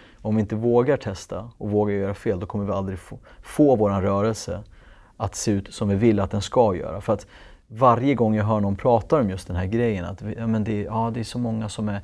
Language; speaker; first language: Swedish; early bilingual, other home language; Kurdish